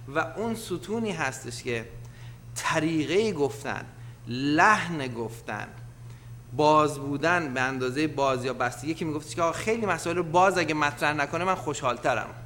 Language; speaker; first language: Persian; native; Persian